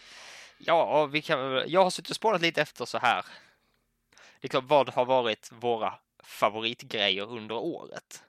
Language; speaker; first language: Swedish; native; Swedish